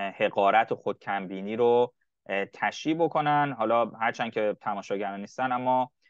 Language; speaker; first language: Persian; native; Persian